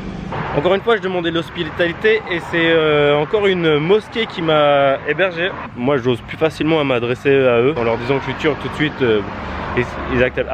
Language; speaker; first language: French; native; French